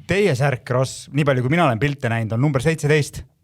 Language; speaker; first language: Estonian; native; Estonian